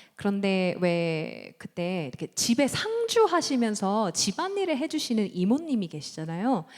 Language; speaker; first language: Korean; early bilingual, heritage; Korean